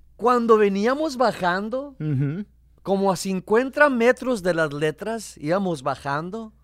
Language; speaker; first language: Spanish; native; Spanish